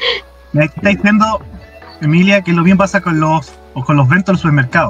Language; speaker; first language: Spanish; native; Spanish